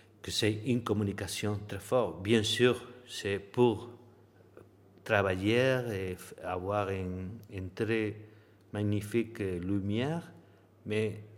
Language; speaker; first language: French; non-native, learner; Spanish